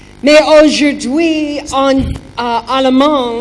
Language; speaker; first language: French; non-native, learner; German